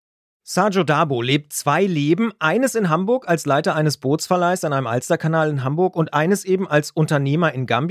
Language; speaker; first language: German; native; German